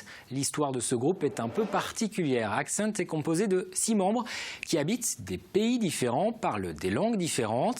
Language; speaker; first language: French; native; French